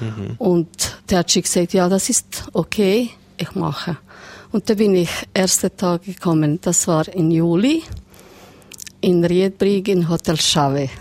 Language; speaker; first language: German; non-native, learner; Serbian